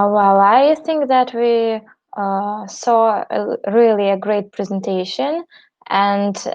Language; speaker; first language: English; non-native, fluent; Russian